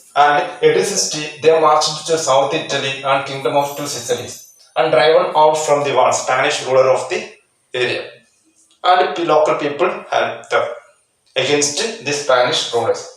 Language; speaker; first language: English; non-native, local second language; Malayalam